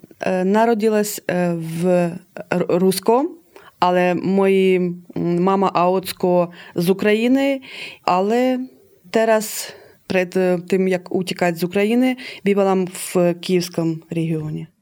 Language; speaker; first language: Ukrainian; early bilingual, heritage; Slovak